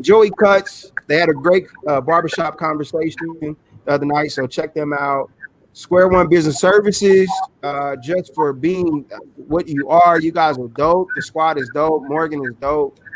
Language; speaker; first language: English; native; English